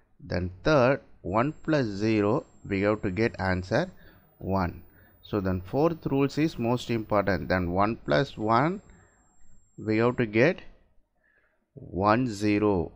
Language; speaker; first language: English; non-native, local second language; Tamil